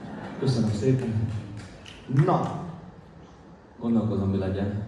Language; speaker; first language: Hungarian; non-native, fluent; Slovak